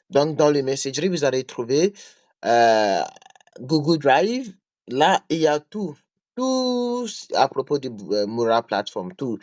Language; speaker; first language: French; non-native, learner; English